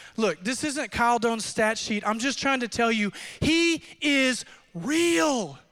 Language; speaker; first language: English; native; English